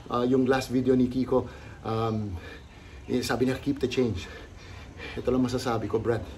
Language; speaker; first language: Filipino; early bilingual, heritage; Filipino